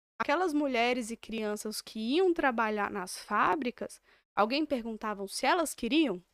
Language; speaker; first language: Portuguese; native; Portuguese